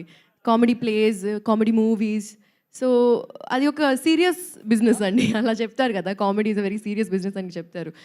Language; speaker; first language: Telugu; non-native, local second language; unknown